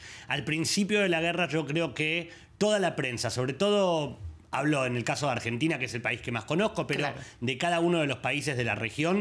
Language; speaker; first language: Spanish; native; Spanish